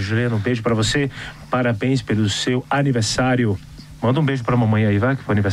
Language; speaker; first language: Portuguese; native; Portuguese